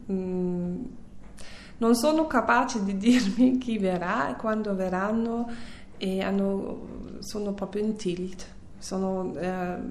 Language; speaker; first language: Italian; non-native, fluent; German